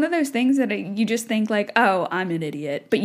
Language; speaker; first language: English; native; English